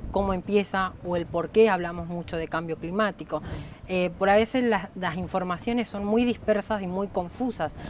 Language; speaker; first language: Spanish; native; Spanish